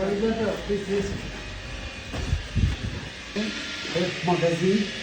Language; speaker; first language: English; non-native, learner; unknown